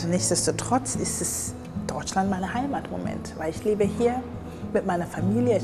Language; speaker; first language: German; early bilingual, other home language; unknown